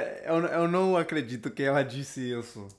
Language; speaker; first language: Portuguese; non-native, learner; Spanish